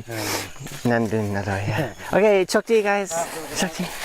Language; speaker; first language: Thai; non-native, learner; English